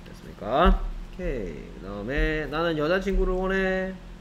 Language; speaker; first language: Korean; native; Korean